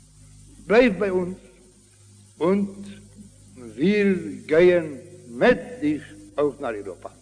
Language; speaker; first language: German; non-native, learner; Afrikaans